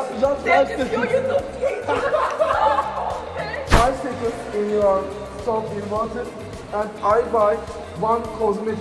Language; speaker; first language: English; non-native, learner; Turkish